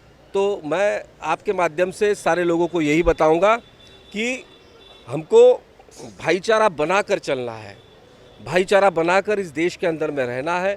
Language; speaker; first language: Hindi; non-native, local second language; Marathi